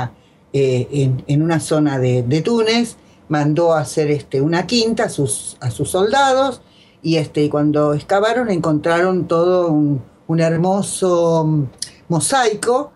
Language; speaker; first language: Spanish; native; Spanish